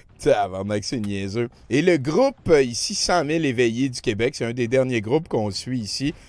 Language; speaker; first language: French; native; French